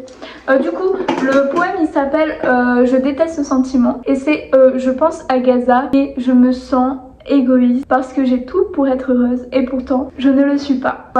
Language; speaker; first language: French; native; French